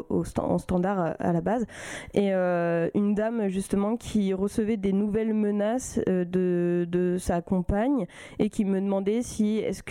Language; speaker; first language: French; native; French